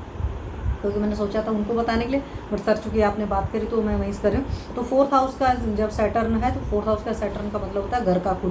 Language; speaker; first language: Hindi; native; Hindi